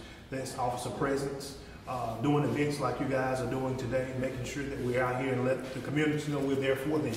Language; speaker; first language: English; native; English